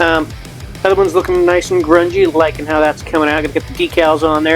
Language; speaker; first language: English; native; English